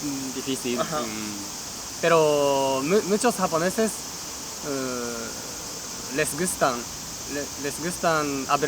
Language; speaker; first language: Spanish; non-native, learner; Japanese